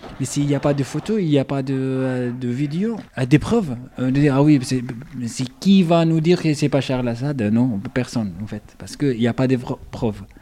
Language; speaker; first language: French; non-native, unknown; Arabic